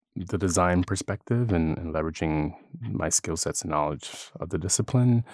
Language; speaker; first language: English; native; English